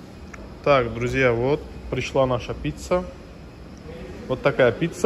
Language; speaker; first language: Russian; non-native, local second language; Turkish